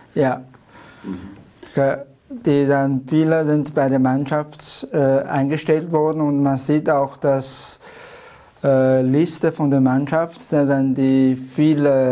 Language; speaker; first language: German; non-native, learner; Chinese